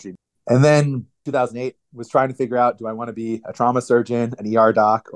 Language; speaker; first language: English; native; English